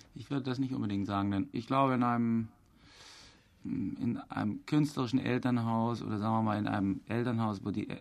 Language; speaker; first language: German; native; German